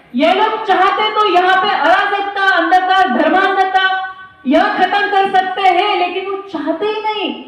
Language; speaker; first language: Hindi; non-native, local second language; Marathi